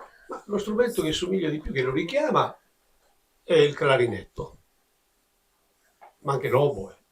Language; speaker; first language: Italian; native; Italian